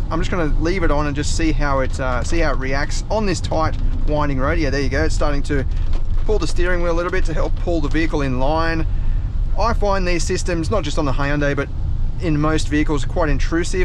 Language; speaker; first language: English; native; English